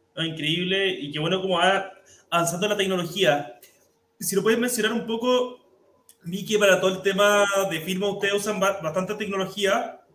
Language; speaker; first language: Spanish; native; Spanish